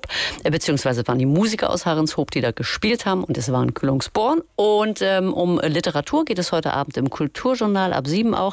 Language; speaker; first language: German; native; German